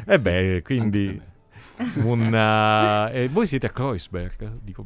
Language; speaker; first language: Italian; native; Italian